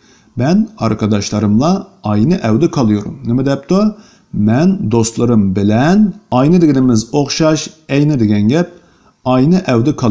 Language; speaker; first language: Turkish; non-native, learner; Uyghur